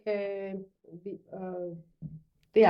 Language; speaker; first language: Greek; non-native, learner; German